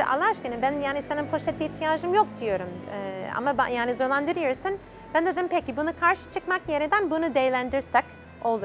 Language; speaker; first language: Turkish; non-native, fluent; English